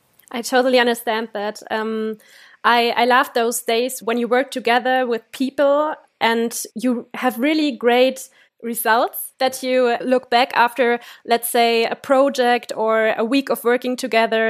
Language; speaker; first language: English; non-native, fluent; German